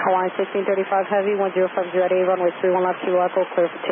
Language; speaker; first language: English; native; English